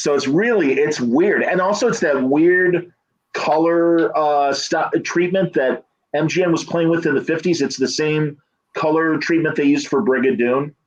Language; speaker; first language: English; native; English